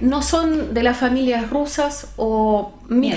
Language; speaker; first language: Spanish; non-native, fluent; Russian